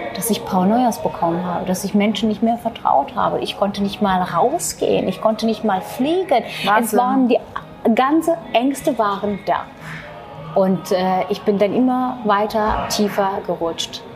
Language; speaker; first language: German; non-native, fluent; Turkish